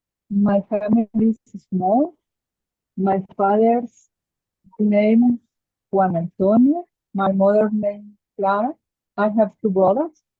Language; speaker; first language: English; non-native, learner; Spanish